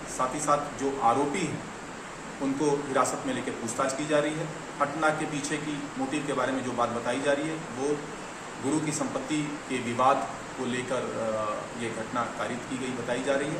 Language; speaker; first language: Hindi; native; Hindi